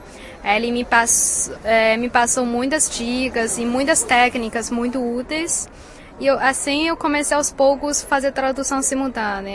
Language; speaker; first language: Portuguese; non-native, fluent; Chinese